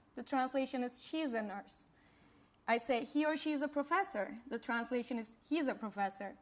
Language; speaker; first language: English; non-native, fluent; Turkish